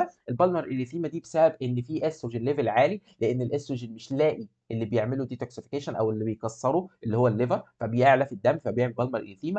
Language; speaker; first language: Arabic; native; Arabic